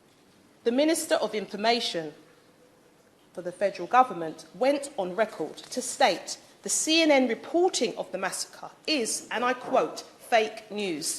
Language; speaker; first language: English; native; English